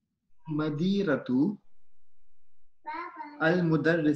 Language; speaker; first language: Arabic; non-native, learner; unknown